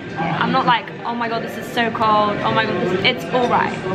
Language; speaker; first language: English; early bilingual, other home language; Persian